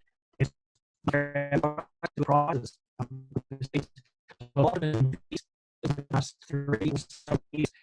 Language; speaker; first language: English; native; English